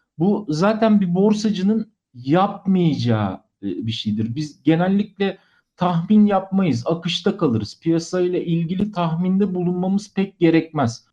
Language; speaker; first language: Turkish; native; Turkish